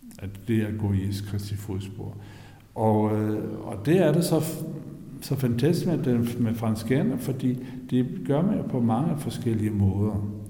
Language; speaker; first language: Danish; native; Danish